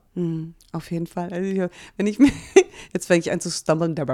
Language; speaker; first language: German; early bilingual, other home language; Hungarian